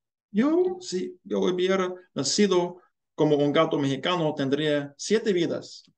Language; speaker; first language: Spanish; non-native, learner; English